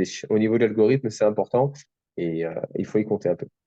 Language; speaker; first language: French; native; French